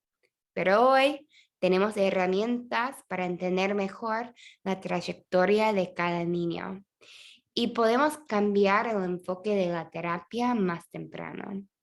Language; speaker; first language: Spanish; non-native, fluent; English